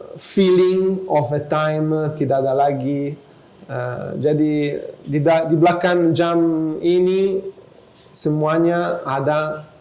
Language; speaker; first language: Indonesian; non-native, fluent; Italian